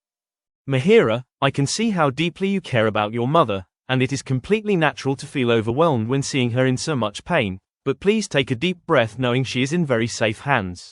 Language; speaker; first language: English; non-native, fluent; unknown